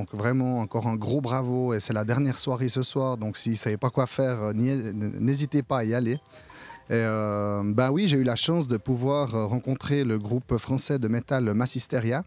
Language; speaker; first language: French; native; French